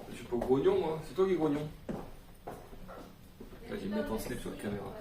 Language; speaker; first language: French; native; French